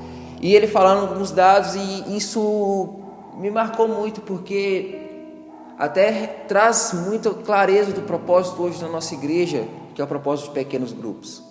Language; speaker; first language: Portuguese; native; Portuguese